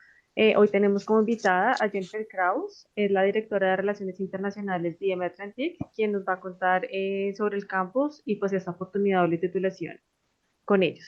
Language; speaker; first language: Spanish; native; Spanish